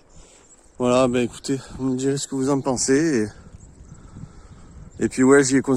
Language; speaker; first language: French; native; French